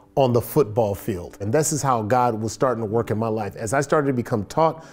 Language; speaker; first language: English; native; English